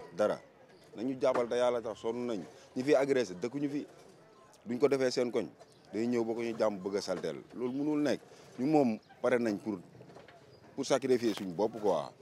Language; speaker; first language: Wolof; native; Wolof